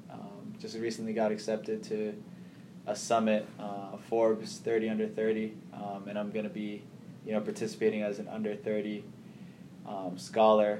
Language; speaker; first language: English; early bilingual, other home language; Somali